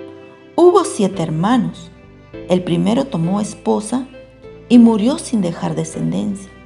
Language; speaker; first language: Spanish; native; Spanish